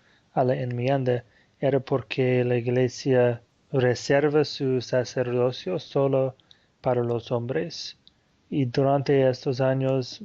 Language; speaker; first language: Spanish; non-native, fluent; Portuguese